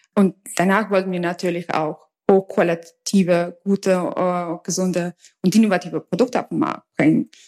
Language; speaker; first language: German; early bilingual, other home language; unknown